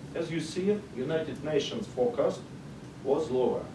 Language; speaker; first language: English; non-native, learner; Russian